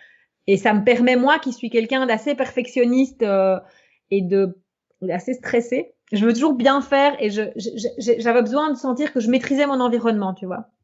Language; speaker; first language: French; native; French